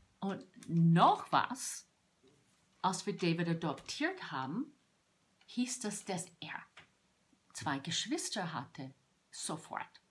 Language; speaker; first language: German; non-native, fluent; English